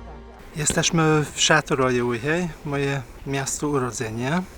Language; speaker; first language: Polish; non-native, learner; Hungarian